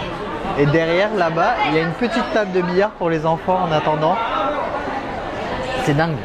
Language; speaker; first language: French; native; French